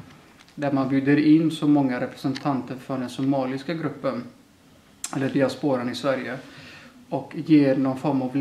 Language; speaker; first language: Swedish; early bilingual, other home language; Somali